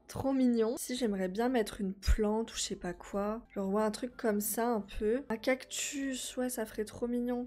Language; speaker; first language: French; native; French